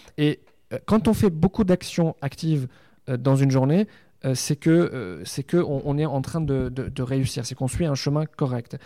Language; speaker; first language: French; non-native, local second language; Arabic